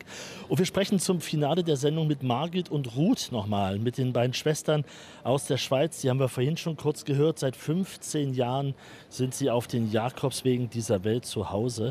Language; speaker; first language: German; native; German